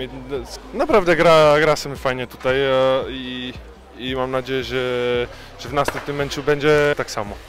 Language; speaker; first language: Polish; non-native, fluent; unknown